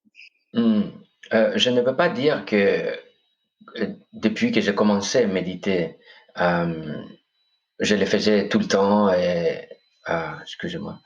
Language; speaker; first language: French; non-native, fluent; Greek